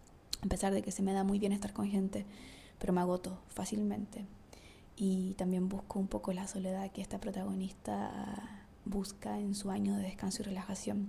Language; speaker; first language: Spanish; native; Spanish